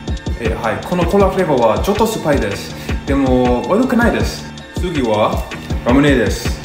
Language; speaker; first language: Japanese; non-native, learner; English